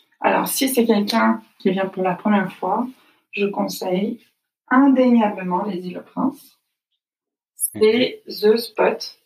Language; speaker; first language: French; native; French